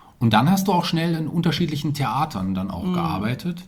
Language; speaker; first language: German; native; German